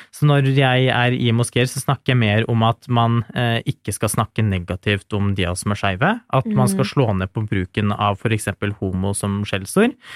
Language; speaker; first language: Norwegian; early bilingual, other home language; Urdu